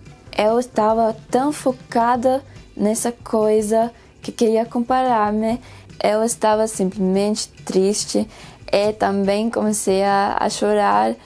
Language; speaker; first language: Portuguese; non-native, fluent; Spanish